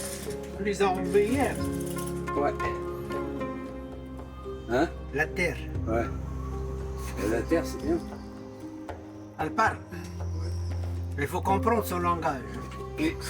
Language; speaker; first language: French; non-native, local second language; Arabic